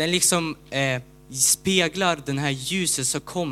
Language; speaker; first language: Swedish; non-native, learner; Ukrainian